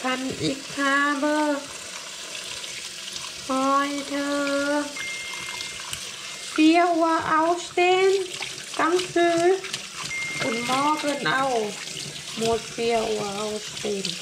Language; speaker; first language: German; non-native, learner; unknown